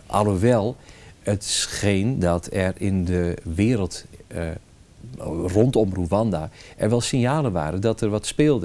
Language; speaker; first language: Dutch; native; Dutch